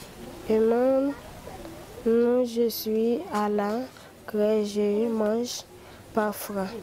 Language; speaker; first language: French; non-native, learner; Haitian Creole